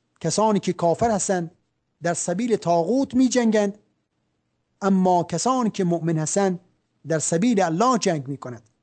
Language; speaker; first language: Persian; native; Persian